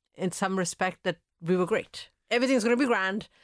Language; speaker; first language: English; early bilingual, other home language; Italian